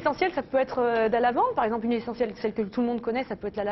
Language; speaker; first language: French; native; French